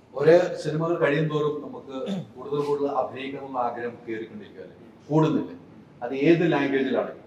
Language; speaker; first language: Malayalam; native; Malayalam